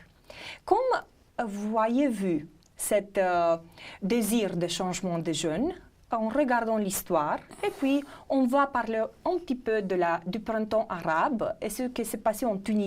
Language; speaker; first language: French; non-native, fluent; Romanian